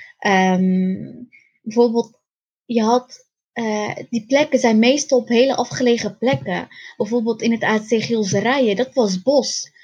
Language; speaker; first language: Dutch; early bilingual, other home language; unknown